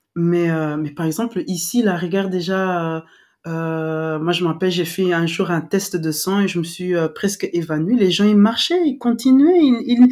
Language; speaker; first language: French; non-native, local second language; Lingala